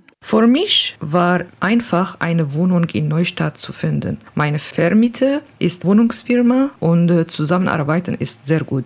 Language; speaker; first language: German; non-native, learner; Kurdish